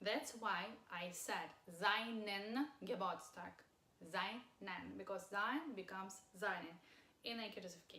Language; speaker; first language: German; non-native, fluent; Russian